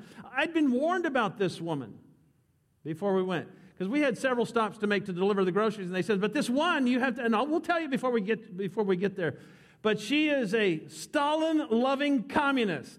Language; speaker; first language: English; native; English